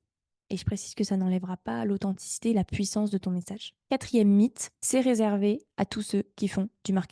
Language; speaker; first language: French; native; French